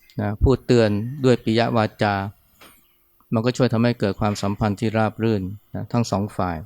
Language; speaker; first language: Thai; native; Thai